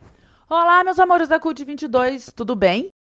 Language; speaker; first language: Portuguese; native; Portuguese